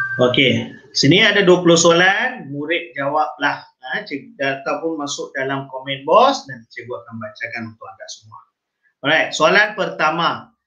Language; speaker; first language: Malay; non-native, local second language; Tamil